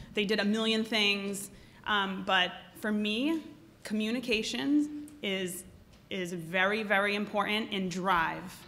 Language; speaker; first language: English; native; English